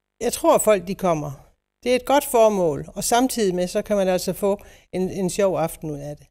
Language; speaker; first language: Danish; native; Danish